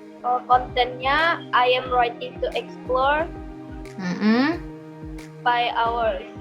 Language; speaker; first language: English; non-native, learner; Indonesian